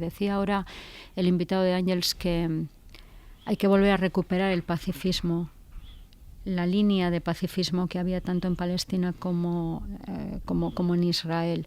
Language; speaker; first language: Spanish; native; Spanish